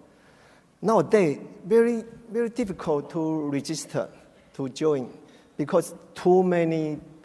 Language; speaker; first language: English; non-native, learner; Chinese